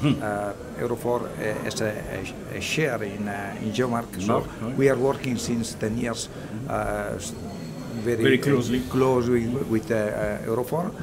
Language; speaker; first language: English; non-native, learner; Italian